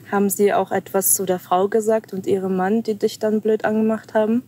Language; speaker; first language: German; native; German